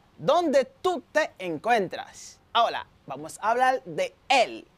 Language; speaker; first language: Spanish; non-native, fluent; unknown